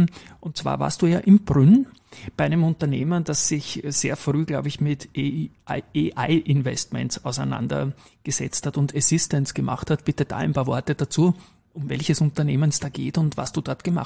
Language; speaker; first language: German; native; German